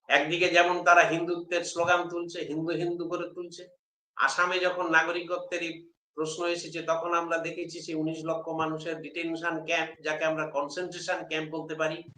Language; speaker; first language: Bangla; native; Bangla